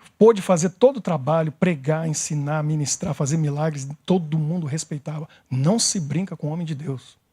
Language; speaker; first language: Portuguese; native; Portuguese